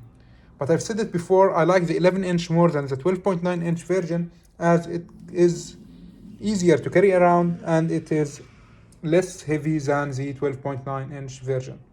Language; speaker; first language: English; non-native, fluent; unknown